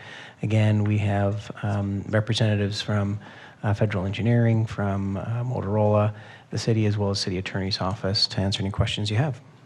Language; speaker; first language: English; native; English